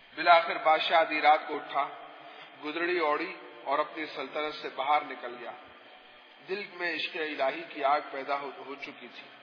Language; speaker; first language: Urdu; non-native, local second language; Pashto